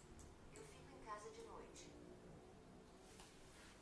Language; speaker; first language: Portuguese; non-native, learner; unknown